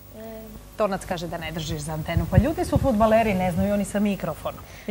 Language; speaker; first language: Serbian; native; Serbian